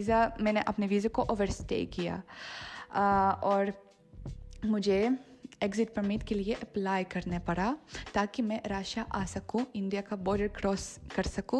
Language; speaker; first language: Hindi; non-native, fluent; Russian